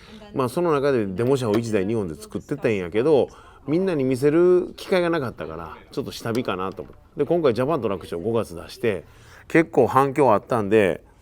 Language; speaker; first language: Japanese; native; Japanese